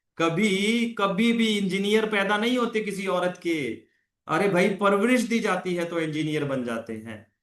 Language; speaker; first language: Hindi; non-native, local second language; Punjabi